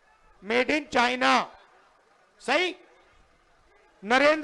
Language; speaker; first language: Hindi; native; Hindi